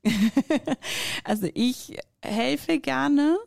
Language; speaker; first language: German; non-native, fluent; Persian